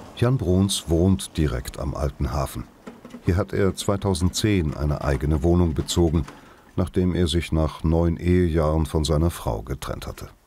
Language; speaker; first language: German; native; German